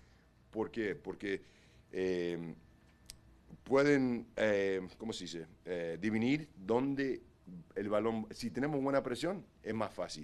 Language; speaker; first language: Spanish; early bilingual, heritage; Spanish